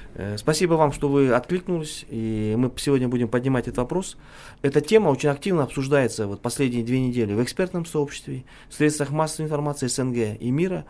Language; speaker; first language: Russian; non-native, local second language; Kyrgyz